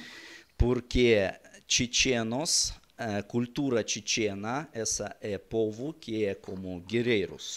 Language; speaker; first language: Portuguese; non-native, learner; Russian